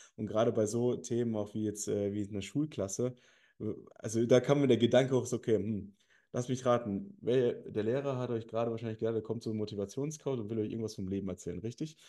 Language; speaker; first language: German; early bilingual, other home language; Russian